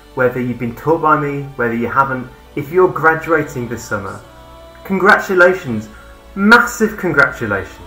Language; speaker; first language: English; native; English